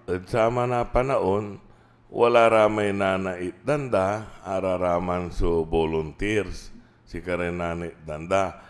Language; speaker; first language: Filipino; non-native, local second language; Pangasinan